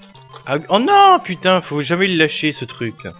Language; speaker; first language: French; native; French